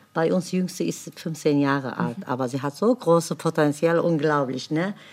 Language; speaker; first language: German; non-native, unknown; Kurdish